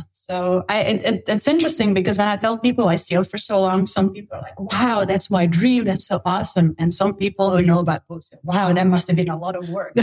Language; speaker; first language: English; non-native, fluent; Dutch